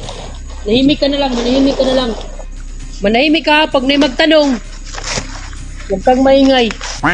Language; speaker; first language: Filipino; non-native, local second language; Cebuano